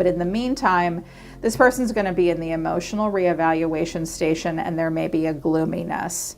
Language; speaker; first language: English; native; English